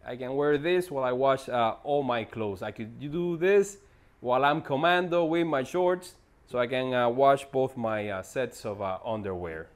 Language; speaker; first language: English; native; English